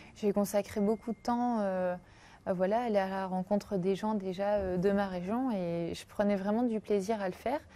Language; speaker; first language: French; native; French